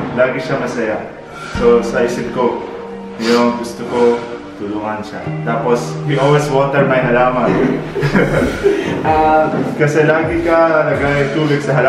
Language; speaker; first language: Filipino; non-native, learner; Arabic